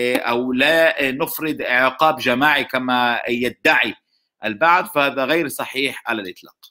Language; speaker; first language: Arabic; non-native, fluent; Hebrew